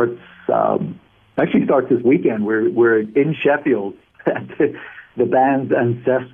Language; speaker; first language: English; native; English